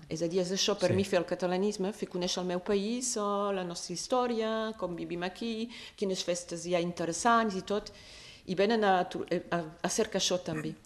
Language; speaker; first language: Catalan; non-native, local second language; French